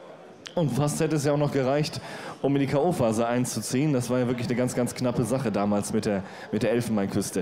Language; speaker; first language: German; native; German